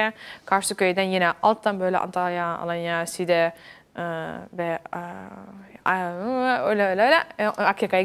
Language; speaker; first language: Turkish; early bilingual, heritage; Dutch